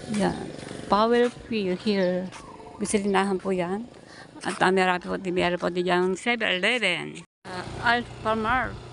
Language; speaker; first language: Filipino; native; Filipino